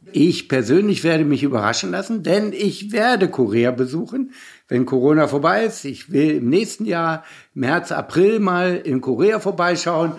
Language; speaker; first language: German; native; German